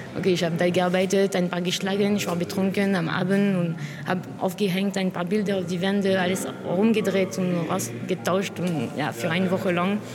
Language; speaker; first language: German; non-native, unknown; French